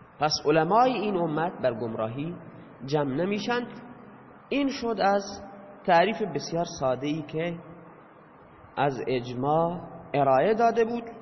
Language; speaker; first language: Persian; non-native, local second language; Baluchi